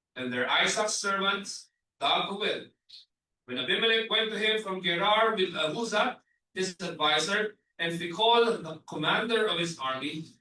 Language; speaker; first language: English; non-native, local second language; Filipino